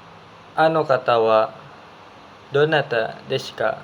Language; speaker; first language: Japanese; non-native, learner; Indonesian